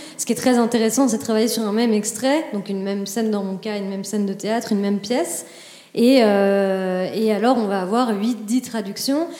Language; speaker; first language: French; native; French